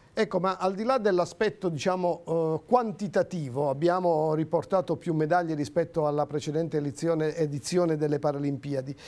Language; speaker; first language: Italian; native; Italian